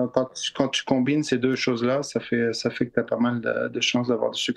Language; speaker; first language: French; native; French